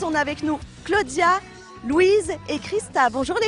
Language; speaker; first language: French; native; French